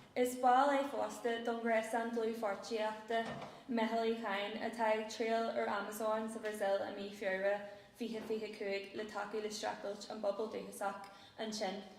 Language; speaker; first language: Irish; non-native, local second language; English